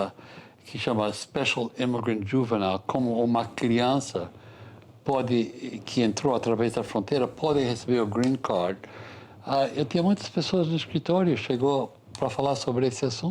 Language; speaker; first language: Portuguese; non-native, fluent; English